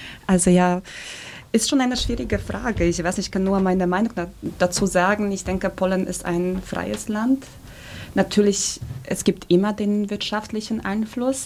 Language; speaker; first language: German; early bilingual, other home language; Polish